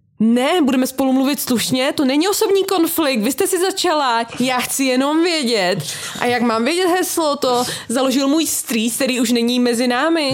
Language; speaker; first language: Czech; native; Czech